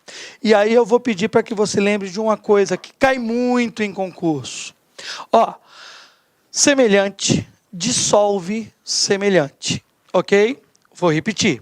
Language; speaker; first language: Portuguese; native; Portuguese